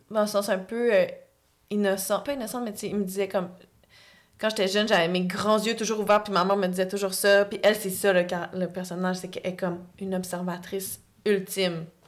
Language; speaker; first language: French; native; French